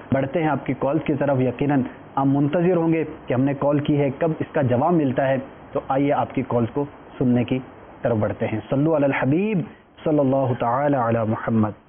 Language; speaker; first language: Urdu; native; Urdu